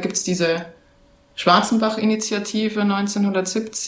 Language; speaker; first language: German; native; German